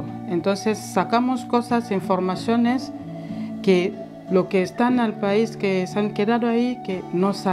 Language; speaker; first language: Spanish; non-native, fluent; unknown